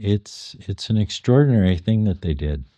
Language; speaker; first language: English; native; English